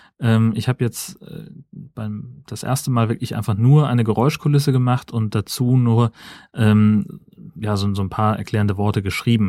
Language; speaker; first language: German; native; German